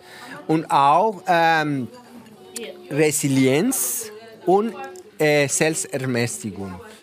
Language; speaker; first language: German; non-native, fluent; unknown